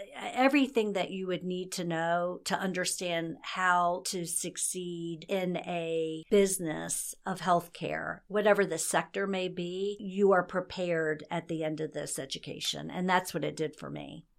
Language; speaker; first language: English; native; English